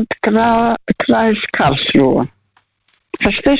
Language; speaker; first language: German; non-native, fluent; Russian